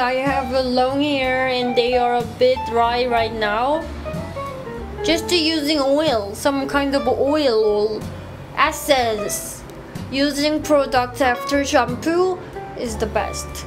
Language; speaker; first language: English; non-native, learner; Korean